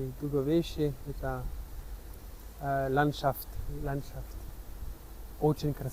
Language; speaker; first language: Russian; non-native, learner; French